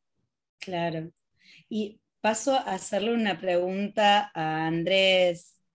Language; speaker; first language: Spanish; native; Spanish